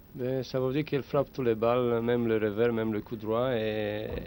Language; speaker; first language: French; non-native, learner; Romanian